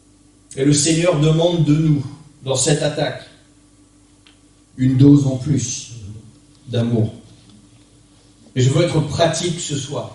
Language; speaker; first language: French; native; French